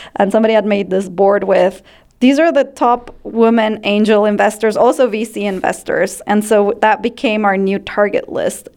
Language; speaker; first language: English; non-native, fluent; Spanish